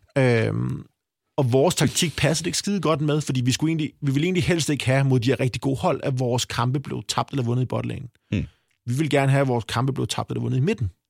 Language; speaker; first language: Danish; native; Danish